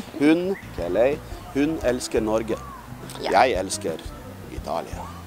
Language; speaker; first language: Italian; non-native, fluent; Norwegian